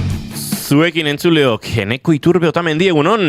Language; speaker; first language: Basque; native; Basque